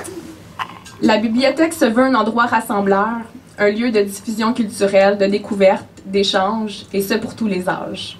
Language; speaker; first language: French; native; French